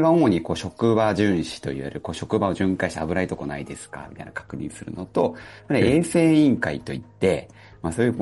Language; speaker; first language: Japanese; native; Japanese